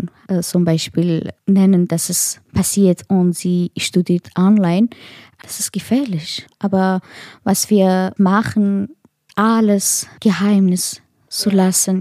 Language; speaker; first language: German; non-native, learner; Persian